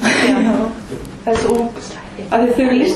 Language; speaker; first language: Icelandic; non-native, learner; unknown